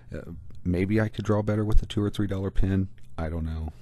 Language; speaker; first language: English; native; English